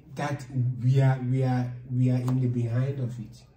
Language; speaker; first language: English; non-native, local second language; Igbo